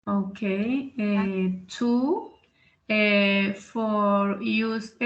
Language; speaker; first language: English; non-native, learner; Spanish